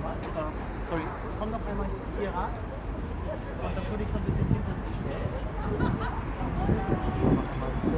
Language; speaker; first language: German; native; German